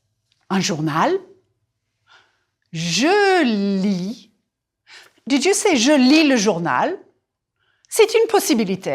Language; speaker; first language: French; non-native, fluent; English